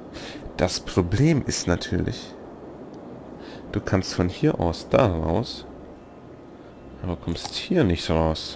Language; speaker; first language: German; native; German